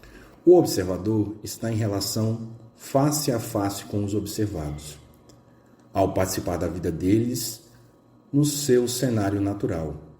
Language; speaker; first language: Portuguese; native; Portuguese